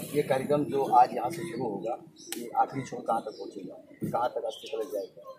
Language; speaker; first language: Hindi; native; Hindi